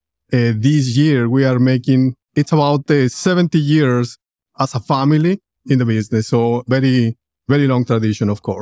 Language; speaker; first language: English; non-native, fluent; Spanish